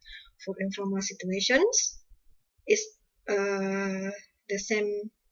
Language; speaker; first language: English; non-native, fluent; Indonesian